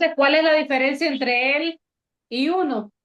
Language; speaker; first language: Spanish; native; Spanish